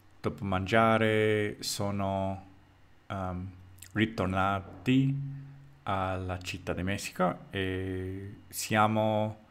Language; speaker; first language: Italian; non-native, learner; English